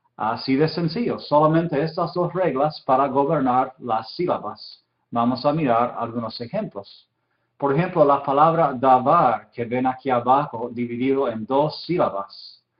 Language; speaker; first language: Spanish; non-native, fluent; English